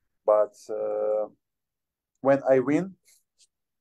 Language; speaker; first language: English; non-native, learner; Ukrainian